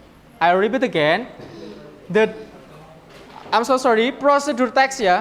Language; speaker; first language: English; non-native, learner; Indonesian